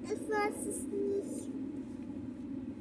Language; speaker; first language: German; early bilingual, other home language; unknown